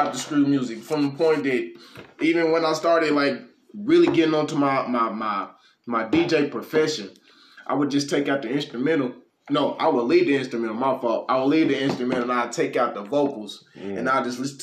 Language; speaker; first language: English; native; English